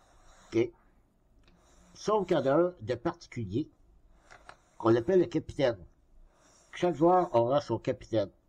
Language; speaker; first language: French; native; French